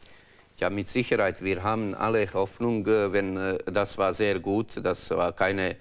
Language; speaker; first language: German; non-native, learner; Croatian